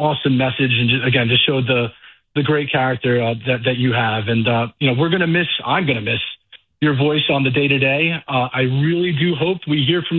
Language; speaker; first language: English; native; English